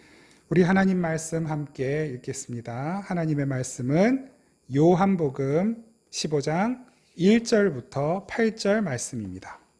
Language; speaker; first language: Korean; native; Korean